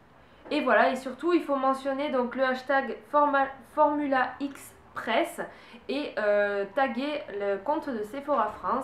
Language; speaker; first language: French; native; French